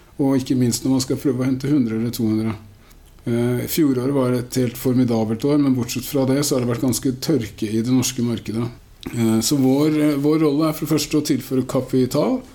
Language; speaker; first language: Norwegian; native; Norwegian